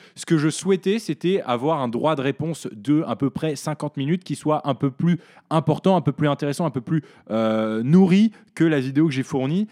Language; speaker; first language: French; native; French